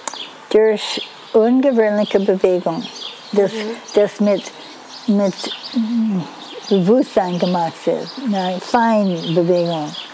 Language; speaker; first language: German; non-native, fluent; English